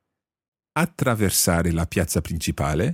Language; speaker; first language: Italian; non-native, fluent; English